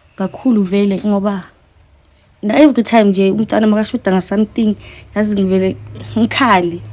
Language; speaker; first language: Zulu; native; Zulu